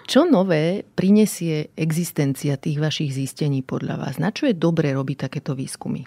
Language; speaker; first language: Slovak; native; Slovak